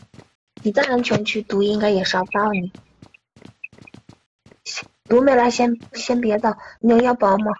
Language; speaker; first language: Chinese; native; Chinese